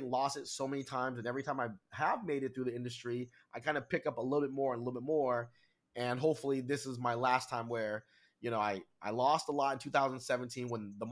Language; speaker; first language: English; early bilingual, other home language; Vietnamese